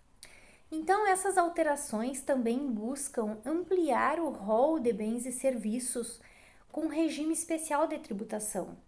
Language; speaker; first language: Portuguese; native; Portuguese